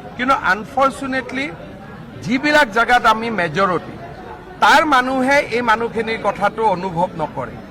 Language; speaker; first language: Assamese; native; Assamese